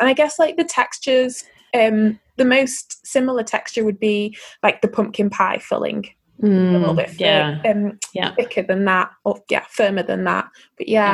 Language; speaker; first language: English; native; English